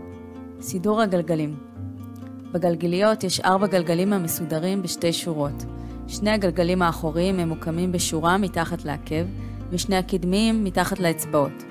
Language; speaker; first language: Hebrew; native; Hebrew